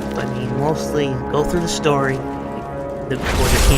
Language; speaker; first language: English; native; English